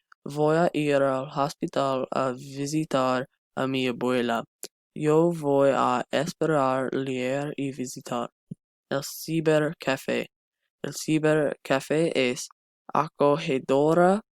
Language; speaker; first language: Spanish; non-native, learner; English